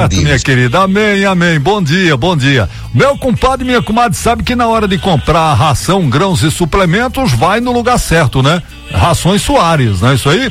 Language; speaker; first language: Portuguese; native; Portuguese